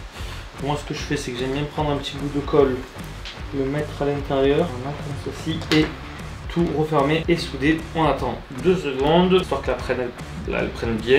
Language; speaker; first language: French; native; French